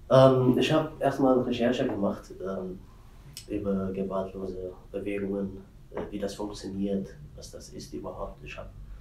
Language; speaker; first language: German; non-native, fluent; Tigrinya